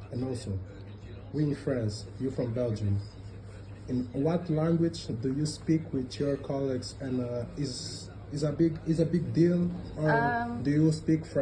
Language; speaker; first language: English; non-native, learner; Portuguese